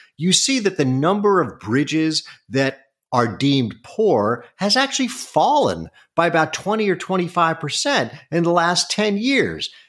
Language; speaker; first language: English; native; English